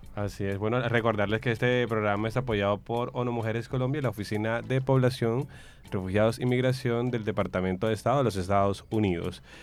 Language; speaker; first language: Spanish; native; Spanish